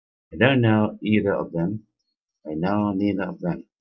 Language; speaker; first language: English; non-native, fluent; Chinese